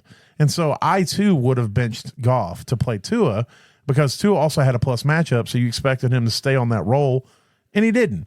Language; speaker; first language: English; native; English